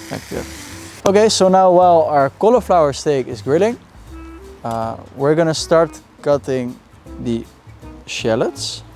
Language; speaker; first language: English; non-native, fluent; Dutch